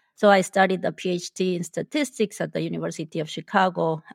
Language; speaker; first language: English; non-native, fluent; Spanish